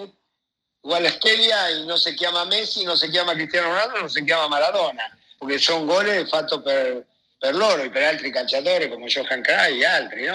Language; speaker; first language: Italian; non-native, fluent; Spanish